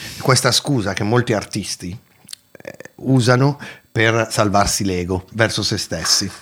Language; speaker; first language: Italian; native; Italian